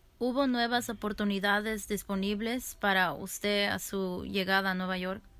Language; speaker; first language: Spanish; early bilingual, heritage; Spanish